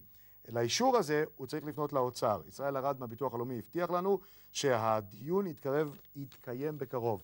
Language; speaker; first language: Hebrew; native; Hebrew